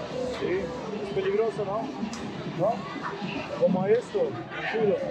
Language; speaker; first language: Spanish; non-native, learner; Portuguese